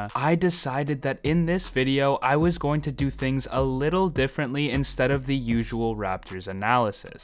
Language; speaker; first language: English; native; English